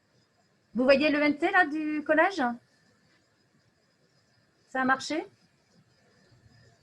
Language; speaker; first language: French; native; French